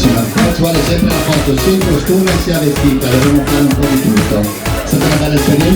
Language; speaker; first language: Italian; native; Italian